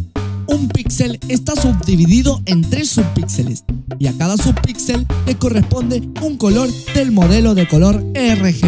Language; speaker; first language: Spanish; native; Spanish